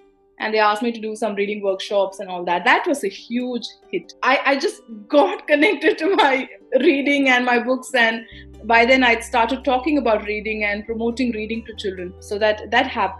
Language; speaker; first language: English; non-native, local second language; Tamil